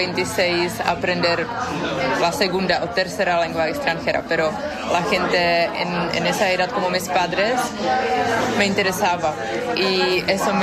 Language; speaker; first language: Spanish; non-native, fluent; Czech